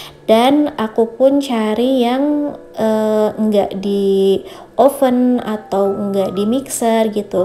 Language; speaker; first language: Indonesian; native; Indonesian